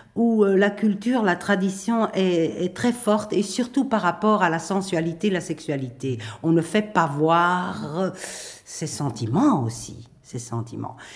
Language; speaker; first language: French; native; French